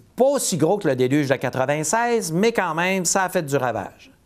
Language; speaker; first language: French; native; French